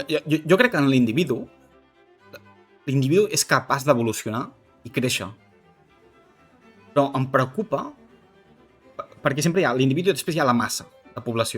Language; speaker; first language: Catalan; native; Catalan